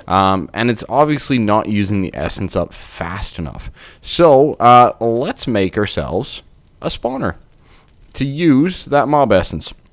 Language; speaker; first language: English; native; English